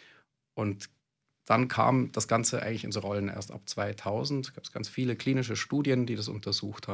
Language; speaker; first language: German; native; German